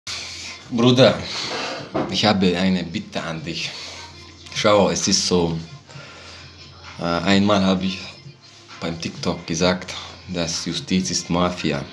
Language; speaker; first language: German; non-native, fluent; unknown